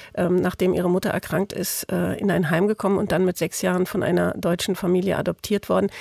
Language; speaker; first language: German; native; German